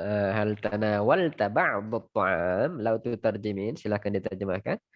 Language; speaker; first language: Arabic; non-native, fluent; Indonesian